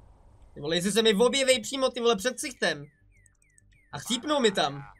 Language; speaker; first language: Czech; native; Czech